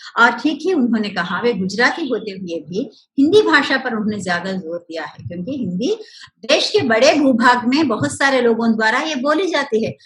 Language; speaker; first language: Hindi; non-native, local second language; Telugu